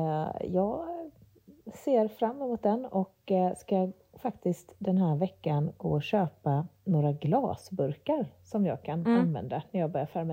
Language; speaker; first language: Swedish; native; Swedish